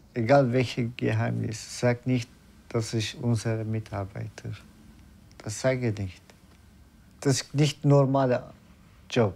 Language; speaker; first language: German; non-native, learner; Turkish